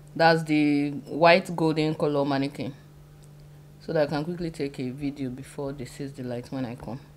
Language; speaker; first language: English; non-native, local second language; Yoruba